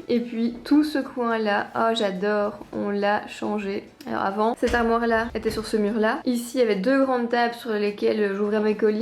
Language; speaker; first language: French; native; French